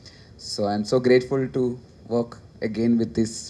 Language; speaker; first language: Tamil; non-native, learner; Malayalam